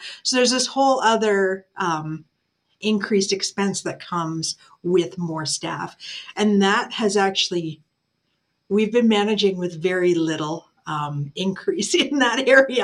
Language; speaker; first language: English; native; English